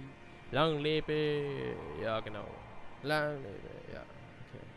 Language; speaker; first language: German; native; German